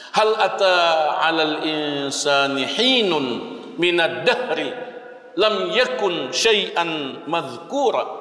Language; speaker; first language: Malay; non-native, local second language; Buginese